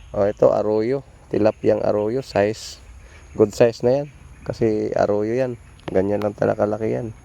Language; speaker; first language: Filipino; non-native, local second language; Cebuano